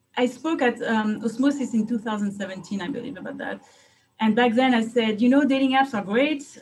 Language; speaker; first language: English; non-native, fluent; French